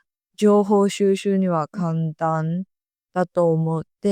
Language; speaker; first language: Japanese; non-native, fluent; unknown